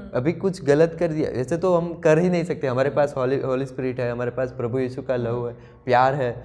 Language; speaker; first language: Hindi; non-native, local second language; Gujarati